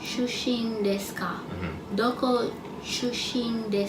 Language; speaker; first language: Japanese; non-native, learner; English